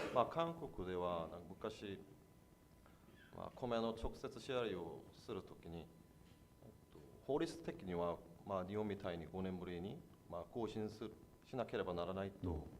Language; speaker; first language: Japanese; non-native, fluent; Korean